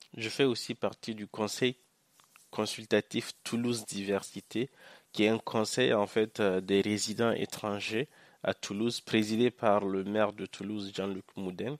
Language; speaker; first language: French; non-native, local second language; Hausa